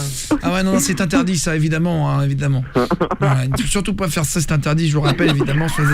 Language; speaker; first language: French; native; French